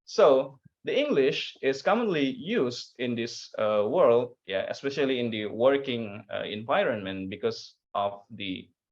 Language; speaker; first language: English; non-native, learner; Indonesian